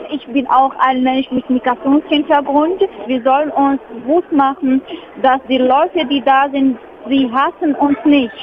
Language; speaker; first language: German; non-native, fluent; Arabic